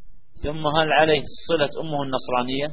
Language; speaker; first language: Arabic; native; Arabic